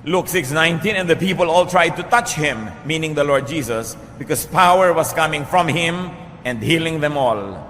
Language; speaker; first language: English; non-native, local second language; Filipino